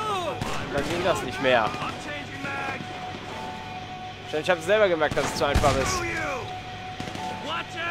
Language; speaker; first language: German; native; German